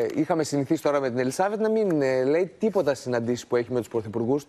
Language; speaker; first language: Greek; native; Greek